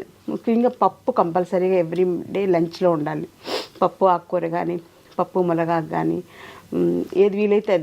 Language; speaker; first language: Telugu; native; Telugu